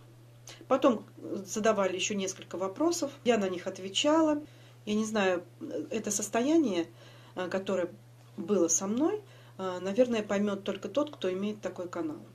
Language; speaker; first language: Russian; native; Russian